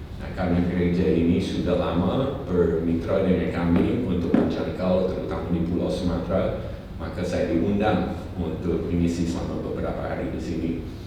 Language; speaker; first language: Indonesian; non-native, fluent; English